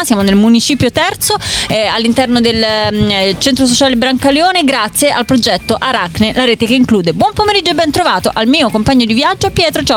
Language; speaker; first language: Italian; native; Italian